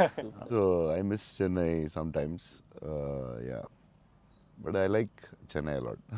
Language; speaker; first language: Tamil; non-native, local second language; Telugu